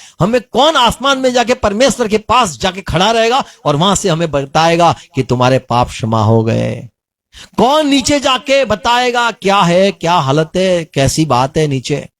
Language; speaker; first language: Hindi; non-native, local second language; Gujarati